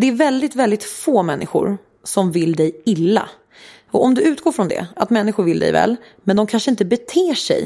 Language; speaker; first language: Swedish; native; Swedish